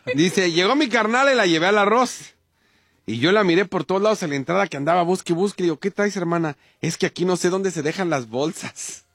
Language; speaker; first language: Spanish; native; Spanish